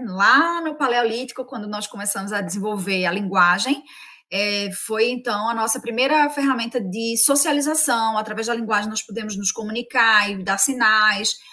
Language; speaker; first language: Portuguese; native; Portuguese